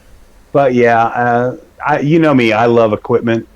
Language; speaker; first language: English; native; English